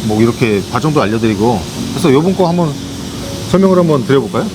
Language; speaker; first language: Korean; native; Korean